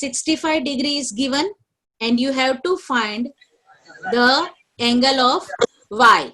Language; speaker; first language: English; non-native, local second language; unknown